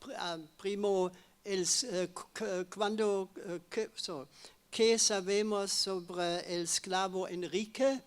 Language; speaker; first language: Spanish; non-native, learner; German